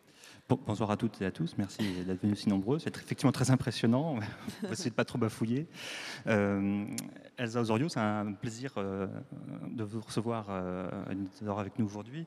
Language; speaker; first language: French; native; French